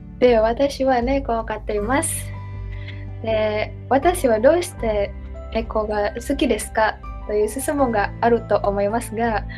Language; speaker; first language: Japanese; non-native, learner; Indonesian